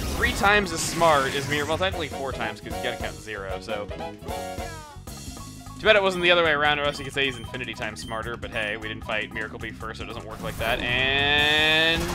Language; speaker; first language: English; native; English